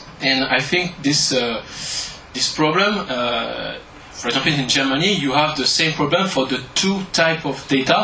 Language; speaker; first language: English; non-native, learner; French